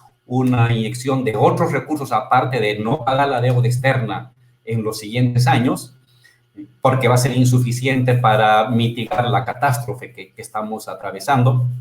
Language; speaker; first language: Spanish; native; Spanish